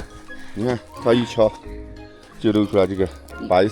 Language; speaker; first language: Chinese; native; Chinese